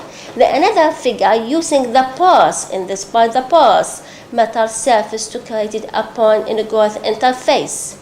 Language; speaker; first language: English; non-native, local second language; Arabic